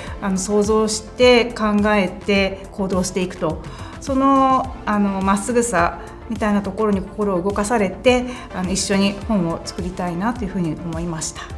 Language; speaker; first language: Japanese; native; Japanese